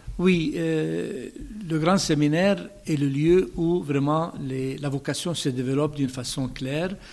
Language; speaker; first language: French; non-native, fluent; Arabic